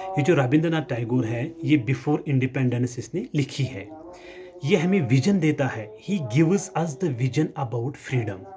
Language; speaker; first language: Hindi; non-native, local second language; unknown